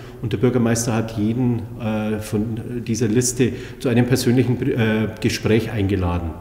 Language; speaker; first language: German; native; German